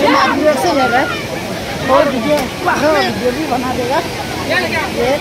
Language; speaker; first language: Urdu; non-native, local second language; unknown